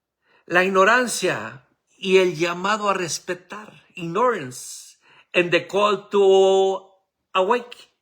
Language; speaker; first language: Spanish; native; Spanish